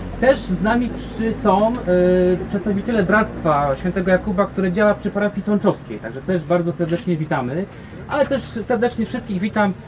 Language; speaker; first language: Polish; native; Polish